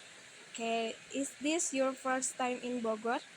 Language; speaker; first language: English; non-native, learner; Indonesian